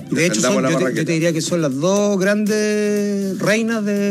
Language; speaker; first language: Spanish; native; Spanish